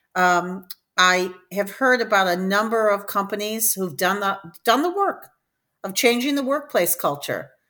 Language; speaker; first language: English; native; English